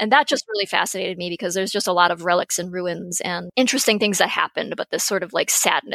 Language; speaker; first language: English; native; English